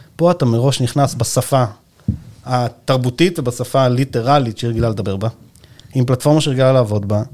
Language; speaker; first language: Hebrew; native; Hebrew